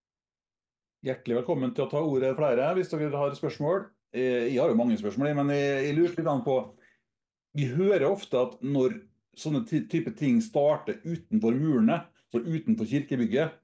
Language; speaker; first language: Norwegian; native; Norwegian